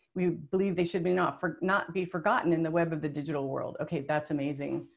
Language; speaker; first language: English; native; English